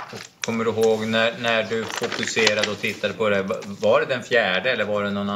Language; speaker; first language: Swedish; native; Swedish